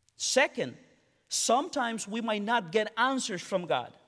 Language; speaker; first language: English; non-native, fluent; Spanish